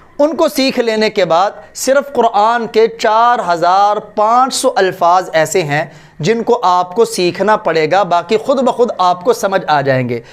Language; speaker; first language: Urdu; native; Urdu